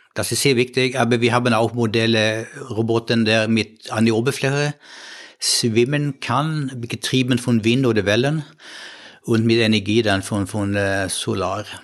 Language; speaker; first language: German; non-native, fluent; Swedish